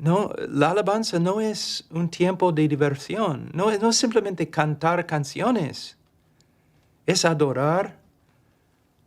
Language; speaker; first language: Spanish; non-native, fluent; English